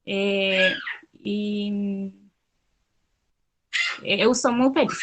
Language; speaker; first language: Portuguese; non-native, learner; Spanish